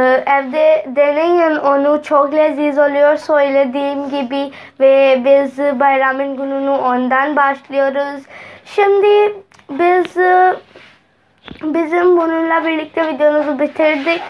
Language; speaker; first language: Turkish; non-native, learner; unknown